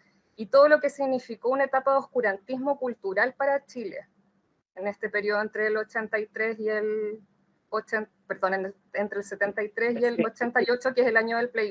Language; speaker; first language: Spanish; native; Spanish